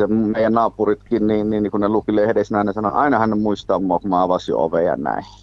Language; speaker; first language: Finnish; early bilingual, other home language; Somali